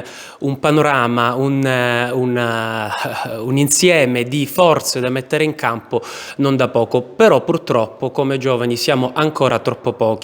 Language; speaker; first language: Italian; native; Italian